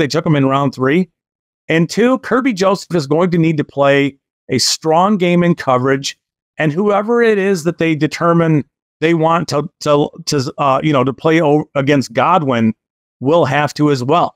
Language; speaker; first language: English; native; English